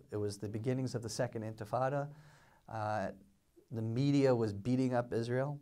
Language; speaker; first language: English; native; English